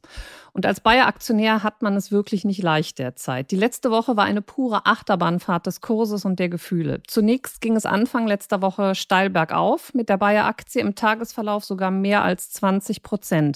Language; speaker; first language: German; native; German